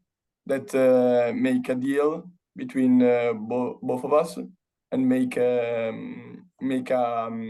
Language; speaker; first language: English; non-native, learner; Italian